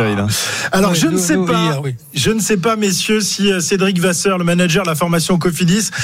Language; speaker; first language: French; native; French